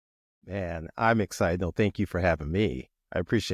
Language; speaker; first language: English; native; English